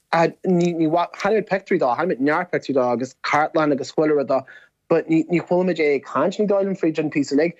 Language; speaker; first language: Irish; native; Irish